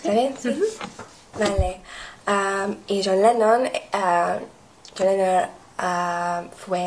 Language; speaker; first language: Spanish; non-native, learner; English